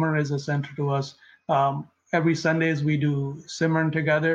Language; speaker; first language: English; non-native, local second language; Punjabi